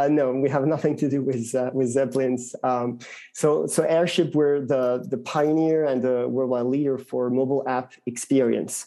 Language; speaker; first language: English; non-native, fluent; French